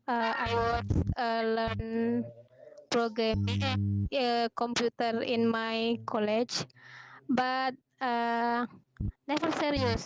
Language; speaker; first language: English; non-native, learner; Indonesian